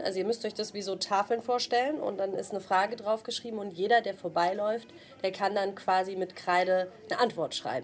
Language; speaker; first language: German; native; German